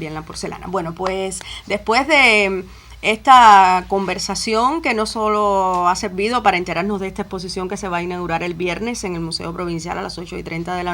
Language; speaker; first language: Spanish; native; Spanish